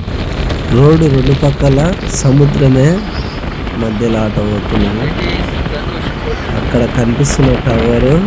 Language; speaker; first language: Telugu; native; Telugu